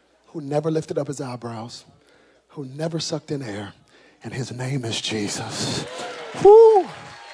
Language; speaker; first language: English; native; English